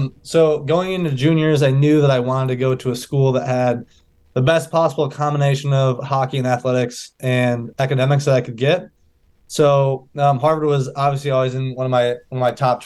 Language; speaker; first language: English; native; English